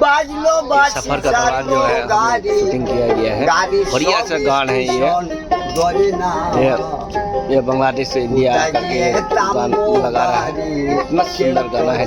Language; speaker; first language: Hindi; non-native, local second language; Bangla